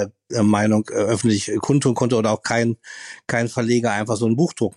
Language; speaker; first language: German; native; German